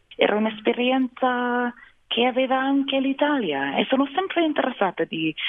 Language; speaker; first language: Italian; non-native, fluent; English